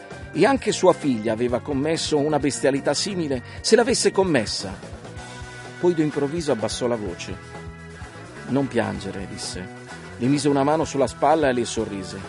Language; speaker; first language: Italian; native; Italian